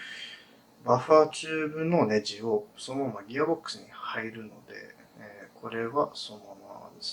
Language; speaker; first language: Japanese; non-native, fluent; English